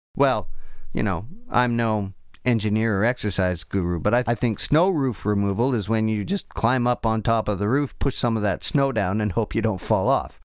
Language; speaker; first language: English; native; English